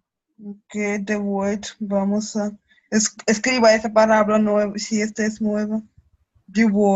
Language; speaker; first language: Spanish; non-native, learner; Russian